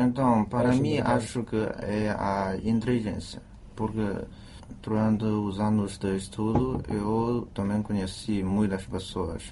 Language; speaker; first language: Portuguese; non-native, fluent; Chinese